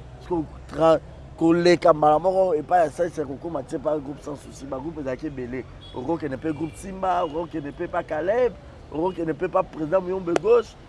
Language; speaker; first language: Lingala; native; Lingala